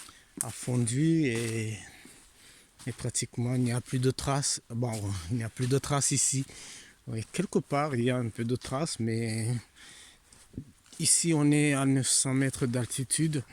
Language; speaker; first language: French; non-native, fluent; Italian